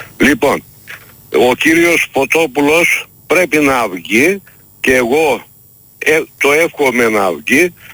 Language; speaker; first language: Greek; non-native, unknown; Turkish